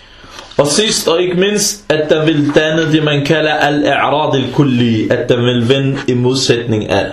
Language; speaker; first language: Danish; early bilingual, other home language; Arabic